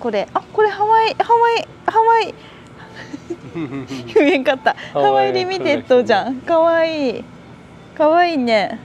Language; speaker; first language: Japanese; native; Japanese